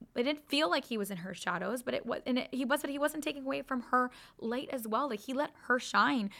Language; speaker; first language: English; native; English